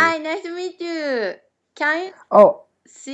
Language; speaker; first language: English; non-native, learner; Japanese